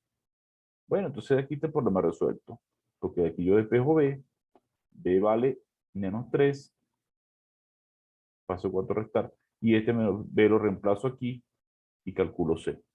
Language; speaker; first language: Spanish; native; Spanish